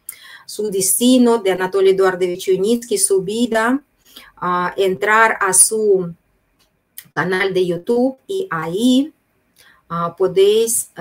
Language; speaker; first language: Spanish; non-native, fluent; Russian